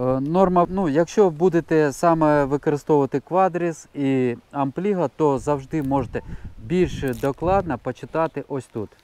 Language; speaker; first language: Ukrainian; non-native, local second language; Russian